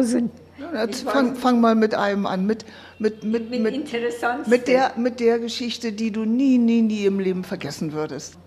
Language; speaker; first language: German; native; German